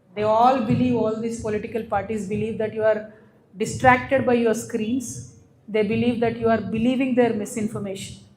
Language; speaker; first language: English; non-native, local second language; Telugu